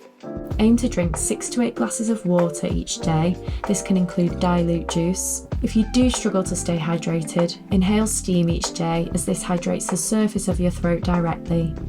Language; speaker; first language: English; native; English